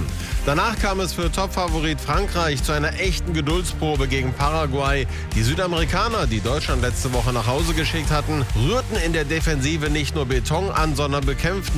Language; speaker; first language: German; native; German